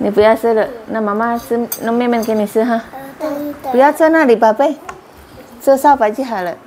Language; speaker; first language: Chinese; non-native, fluent; Indonesian